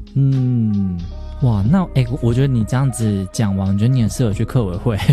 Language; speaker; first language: Chinese; native; Chinese